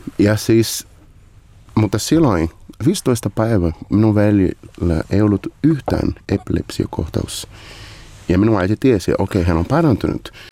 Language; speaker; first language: Finnish; non-native, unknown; Portuguese